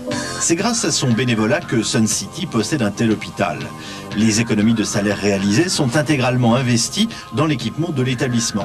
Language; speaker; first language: French; native; French